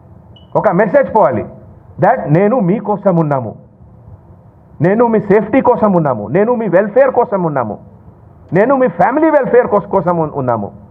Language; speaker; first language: Telugu; non-native, local second language; Hindi